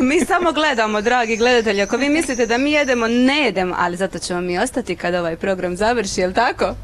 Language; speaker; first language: Croatian; native; Croatian